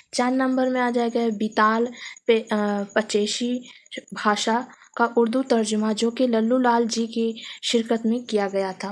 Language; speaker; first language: Urdu; native; Urdu